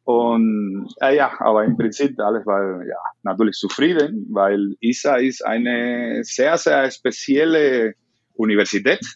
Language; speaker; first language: German; non-native, learner; Spanish